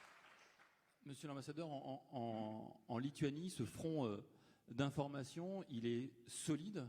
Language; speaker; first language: French; native; French